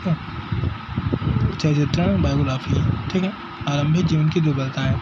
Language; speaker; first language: Hindi; native; Hindi